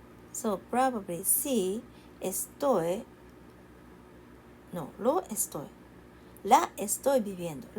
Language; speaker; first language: Spanish; non-native, learner; Japanese